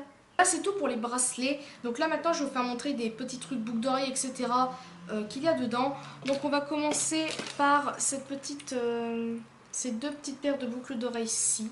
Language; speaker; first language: French; native; French